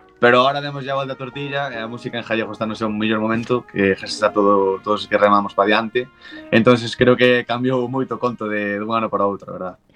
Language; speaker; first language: Galician; native; Galician